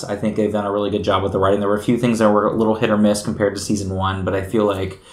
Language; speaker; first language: English; native; English